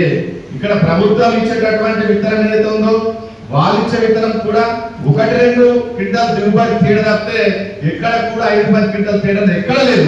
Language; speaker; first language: Telugu; native; Telugu